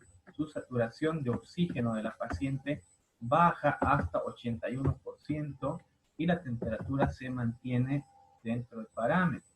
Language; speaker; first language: Spanish; native; Spanish